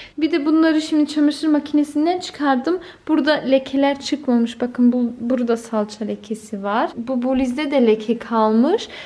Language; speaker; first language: Turkish; early bilingual, heritage; Turkish